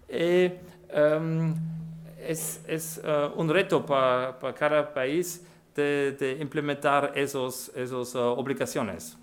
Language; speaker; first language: Spanish; non-native, fluent; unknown